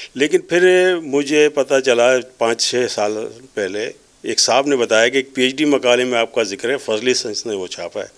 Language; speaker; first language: Urdu; native; Urdu